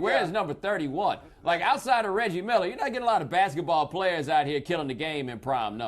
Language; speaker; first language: English; native; English